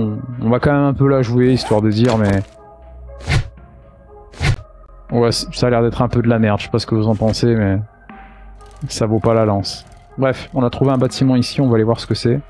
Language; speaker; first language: French; native; French